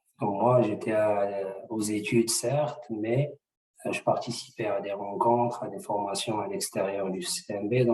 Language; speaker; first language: French; non-native, local second language; Arabic